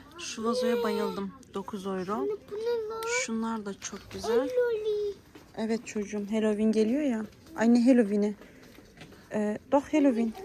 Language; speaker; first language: Turkish; native; Turkish